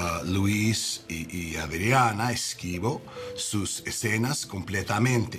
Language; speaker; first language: Spanish; non-native, learner; English